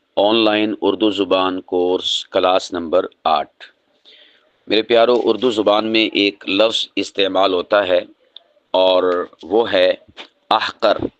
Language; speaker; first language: Urdu; native; Urdu